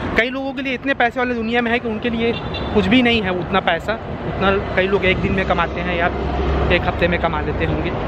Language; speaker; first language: Hindi; native; Hindi